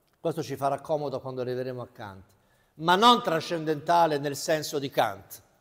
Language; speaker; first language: Italian; native; Italian